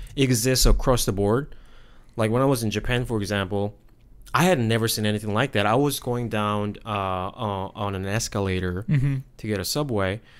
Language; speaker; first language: English; non-native, fluent; Korean